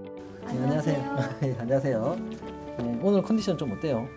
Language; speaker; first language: Korean; native; Korean